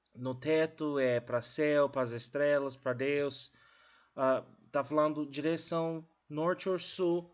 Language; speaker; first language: Portuguese; non-native, learner; English